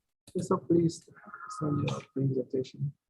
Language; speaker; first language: English; non-native, fluent; Vietnamese